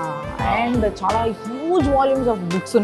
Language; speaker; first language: Telugu; native; Telugu